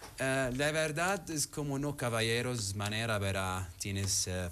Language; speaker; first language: Spanish; non-native, learner; Arabic